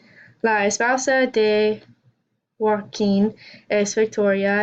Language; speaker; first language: Spanish; non-native, learner; English